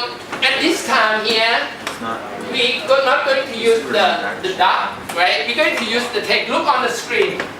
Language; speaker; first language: English; non-native, fluent; Thai